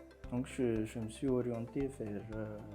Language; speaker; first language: French; non-native, local second language; Malagasy